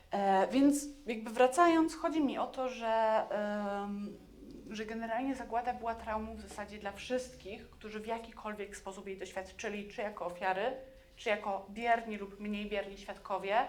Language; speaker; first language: Polish; native; Polish